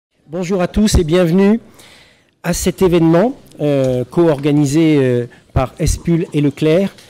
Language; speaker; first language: French; native; French